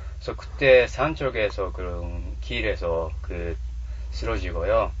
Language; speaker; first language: Korean; non-native, fluent; Japanese